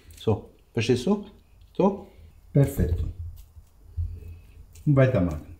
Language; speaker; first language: German; non-native, learner; Italian